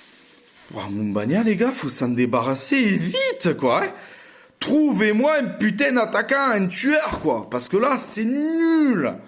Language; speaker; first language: French; native; French